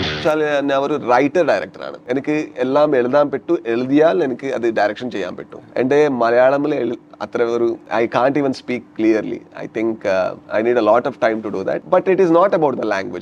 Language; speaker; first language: Malayalam; non-native, learner; Kannada